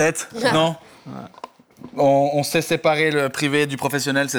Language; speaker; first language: French; native; French